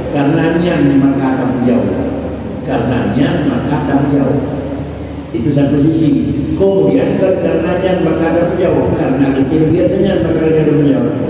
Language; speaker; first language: Malay; non-native, local second language; Achinese